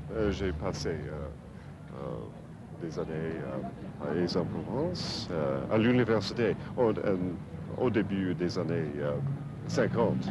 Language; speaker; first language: French; non-native, learner; English